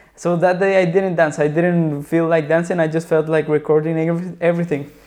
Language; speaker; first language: English; non-native, fluent; Spanish